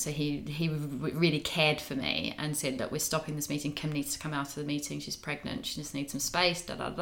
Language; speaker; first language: English; native; English